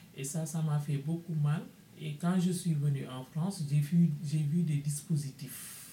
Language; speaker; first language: French; non-native, local second language; Wolof